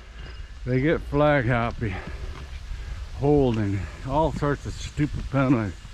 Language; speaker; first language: English; native; English